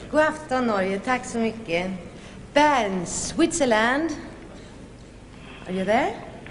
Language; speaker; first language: English; non-native, fluent; Swedish